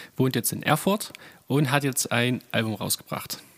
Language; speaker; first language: German; native; German